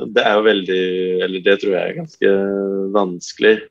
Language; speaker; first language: Norwegian; native; Norwegian